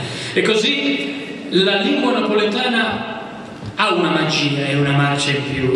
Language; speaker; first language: Italian; non-native, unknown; Spanish